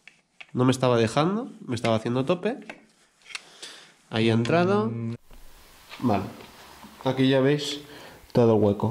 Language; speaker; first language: Spanish; native; Spanish